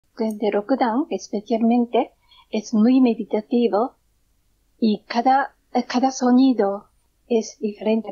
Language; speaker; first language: Spanish; non-native, learner; Japanese